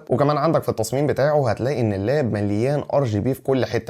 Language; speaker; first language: Arabic; native; Arabic